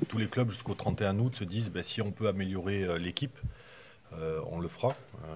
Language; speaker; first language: French; native; French